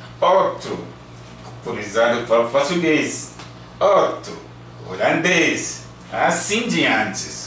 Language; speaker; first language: Portuguese; non-native, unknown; Yoruba